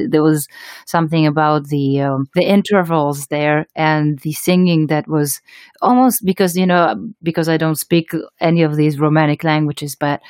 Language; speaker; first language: English; non-native, fluent; Hebrew